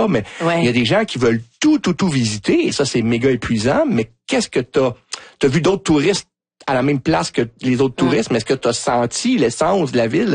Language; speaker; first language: French; native; French